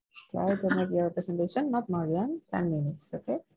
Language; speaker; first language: English; non-native, fluent; Indonesian